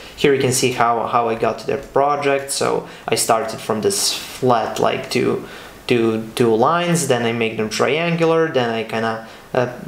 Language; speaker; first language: English; non-native, fluent; Serbian